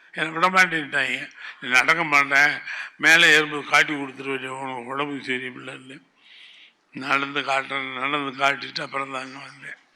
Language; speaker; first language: Tamil; native; Tamil